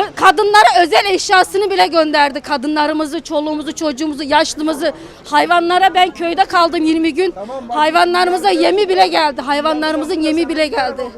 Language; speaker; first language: Turkish; native; Turkish